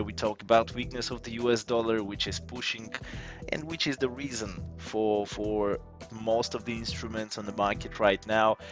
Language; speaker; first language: English; non-native, fluent; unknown